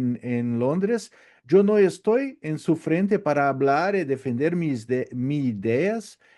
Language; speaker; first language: Spanish; non-native, learner; Portuguese